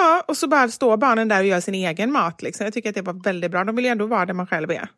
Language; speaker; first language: Swedish; native; Swedish